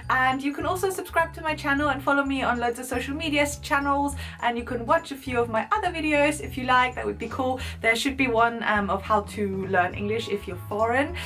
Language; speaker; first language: English; non-native, fluent; German